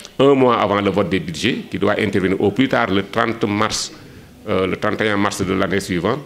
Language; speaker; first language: French; non-native, local second language; Wolof